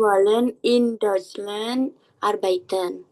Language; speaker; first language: German; non-native, learner; Indonesian